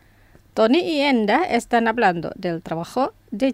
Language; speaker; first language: Spanish; non-native, fluent; Indonesian